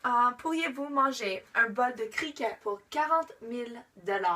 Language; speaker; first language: French; non-native, learner; English